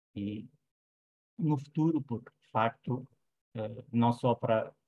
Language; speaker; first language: Portuguese; native; Portuguese